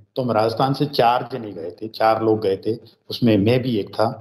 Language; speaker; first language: Hindi; native; Hindi